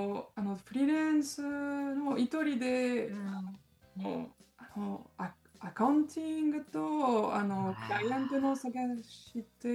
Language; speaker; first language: Japanese; non-native, learner; French